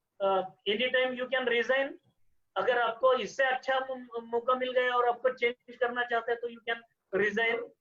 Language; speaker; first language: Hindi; non-native, local second language; Marathi